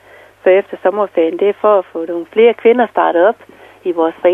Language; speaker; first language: Danish; native; Danish